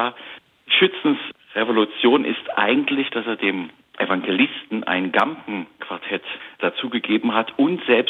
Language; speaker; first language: German; native; German